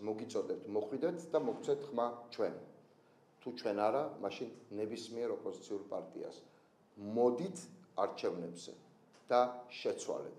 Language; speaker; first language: Georgian; native; Georgian